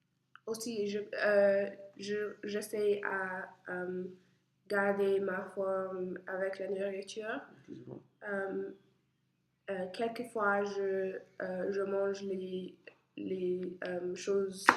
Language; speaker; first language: French; non-native, learner; English